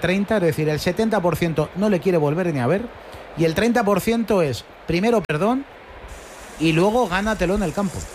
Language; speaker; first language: Spanish; native; Spanish